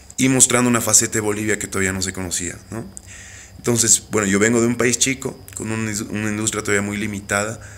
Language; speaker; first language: Spanish; native; Spanish